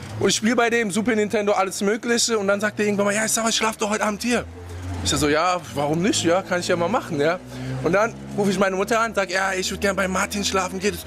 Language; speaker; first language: German; early bilingual, other home language; Kurdish